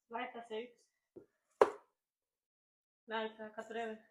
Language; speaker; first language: Finnish; non-native, learner; Kinyarwanda